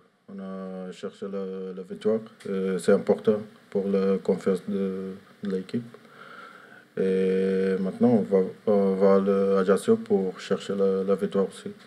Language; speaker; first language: French; non-native, learner; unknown